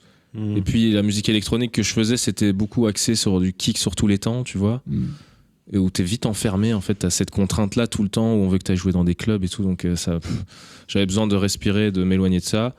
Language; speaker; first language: French; native; French